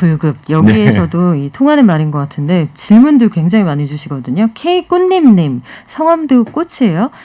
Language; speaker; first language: Korean; native; Korean